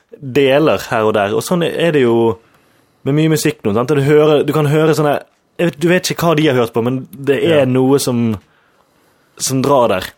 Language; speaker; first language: Norwegian; non-native, fluent; German